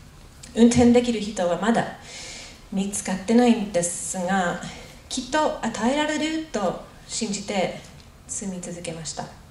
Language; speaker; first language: Japanese; non-native, fluent; English